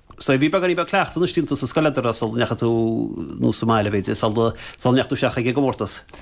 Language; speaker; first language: Irish; native; Irish